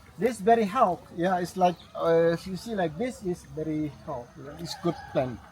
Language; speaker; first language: English; non-native, learner; Indonesian